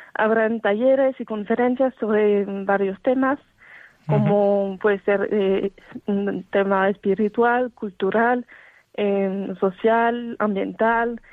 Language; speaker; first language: Spanish; non-native, fluent; French